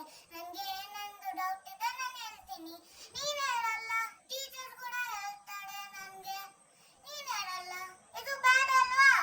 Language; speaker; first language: Kannada; non-native, local second language; Hindi